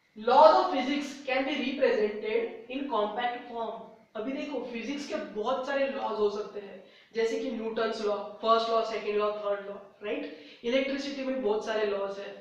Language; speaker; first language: Hindi; native; Hindi